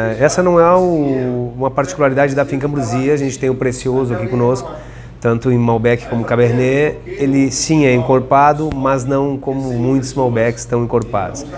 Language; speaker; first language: Portuguese; non-native, fluent; Italian